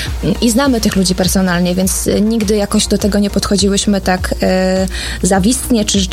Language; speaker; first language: Polish; native; Polish